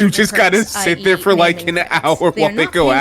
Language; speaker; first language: English; native; English